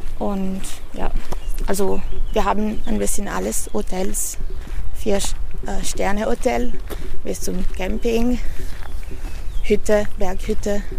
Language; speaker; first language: German; non-native, learner; Italian